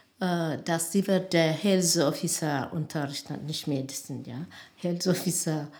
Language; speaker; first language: German; non-native, learner; Amharic